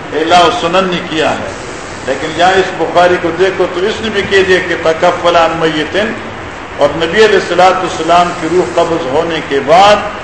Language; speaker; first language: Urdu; non-native, local second language; Northern Hindko